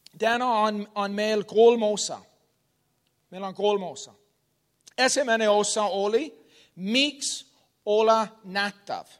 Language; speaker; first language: Estonian; non-native, learner; English